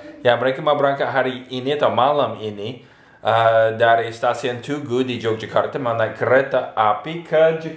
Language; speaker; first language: Indonesian; non-native, fluent; English